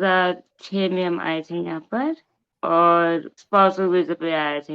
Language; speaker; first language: Hindi; non-native, local second language; Bangla